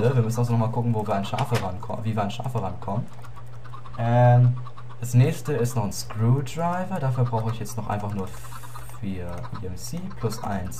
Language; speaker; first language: German; native; German